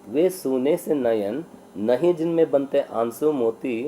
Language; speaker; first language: Hindi; non-native, local second language; Kannada